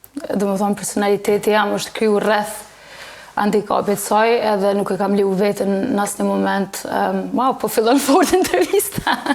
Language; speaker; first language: Albanian; early bilingual, heritage; Albanian